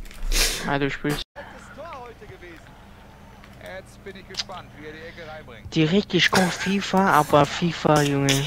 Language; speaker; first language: German; native; German